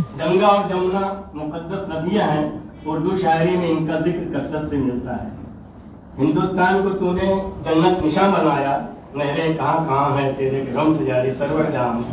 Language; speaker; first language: Urdu; native; Urdu